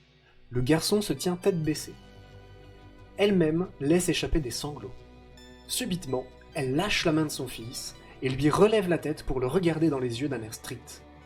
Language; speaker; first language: French; native; French